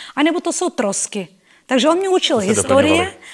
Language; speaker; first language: Czech; non-native, fluent; Bulgarian